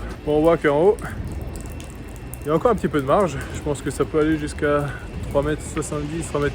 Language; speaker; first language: French; native; French